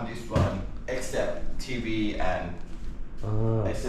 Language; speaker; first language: English; non-native, fluent; Thai